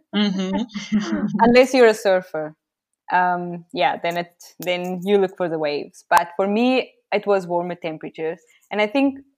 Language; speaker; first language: English; native; English